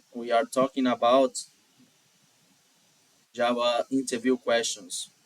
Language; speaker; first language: English; non-native, learner; Portuguese